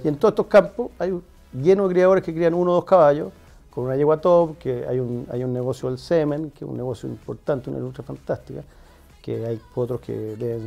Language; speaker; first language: Spanish; native; Spanish